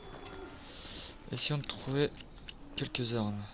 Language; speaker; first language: French; native; French